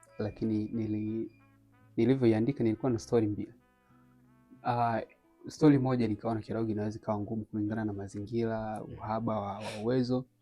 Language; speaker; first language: Swahili; native; Swahili